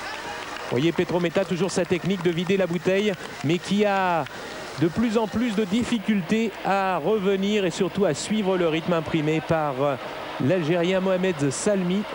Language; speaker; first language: French; native; French